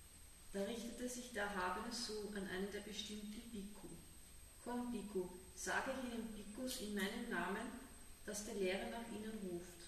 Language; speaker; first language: German; native; German